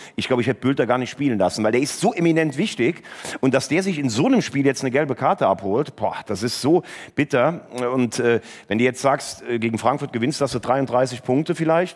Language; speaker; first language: German; native; German